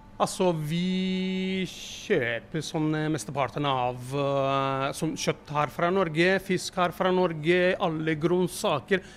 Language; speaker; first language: Norwegian; non-native, learner; Italian